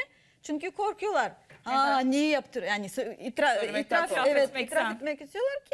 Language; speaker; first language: Turkish; non-native, fluent; Russian